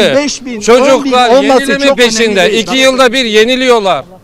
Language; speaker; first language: Turkish; native; Turkish